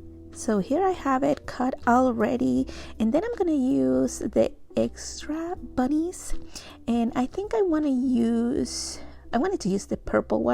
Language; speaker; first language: English; non-native, fluent; Spanish